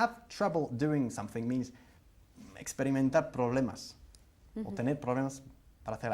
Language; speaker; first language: Spanish; non-native, fluent; English